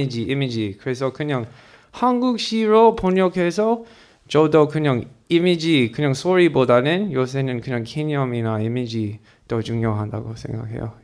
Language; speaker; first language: Korean; non-native, learner; English